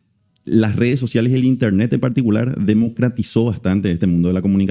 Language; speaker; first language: Spanish; native; Spanish